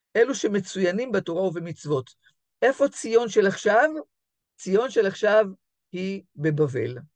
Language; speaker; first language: Hebrew; native; Hebrew